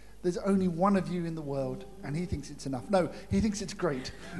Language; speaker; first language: English; native; English